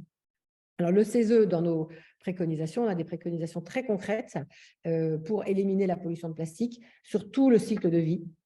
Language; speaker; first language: French; native; French